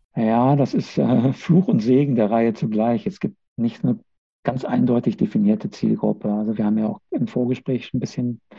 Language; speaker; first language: German; native; German